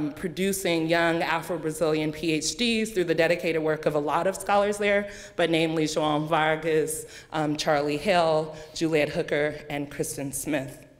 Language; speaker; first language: English; native; English